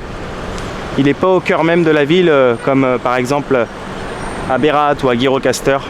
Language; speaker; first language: French; native; French